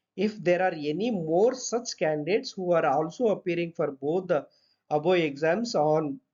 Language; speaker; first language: English; non-native, local second language; Telugu